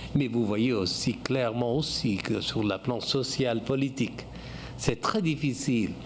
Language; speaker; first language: French; non-native, fluent; English